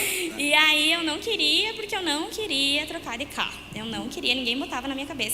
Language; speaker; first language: Portuguese; native; Portuguese